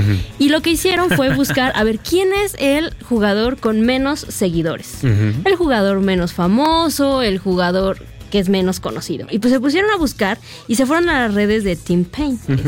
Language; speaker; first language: Spanish; native; Spanish